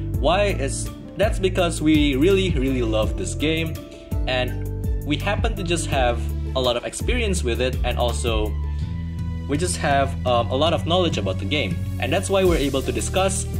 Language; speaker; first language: English; non-native, fluent; Indonesian